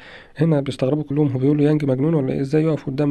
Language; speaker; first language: Arabic; native; Arabic